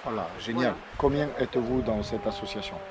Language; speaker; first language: French; native; French